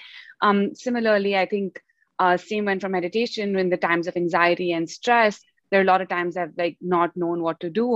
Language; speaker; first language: English; non-native, local second language; Hindi